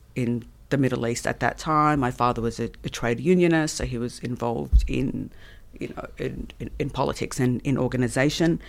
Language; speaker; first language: English; native; English